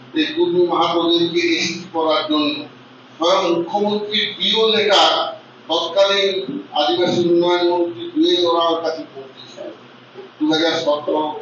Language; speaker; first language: Bangla; non-native, local second language; Santali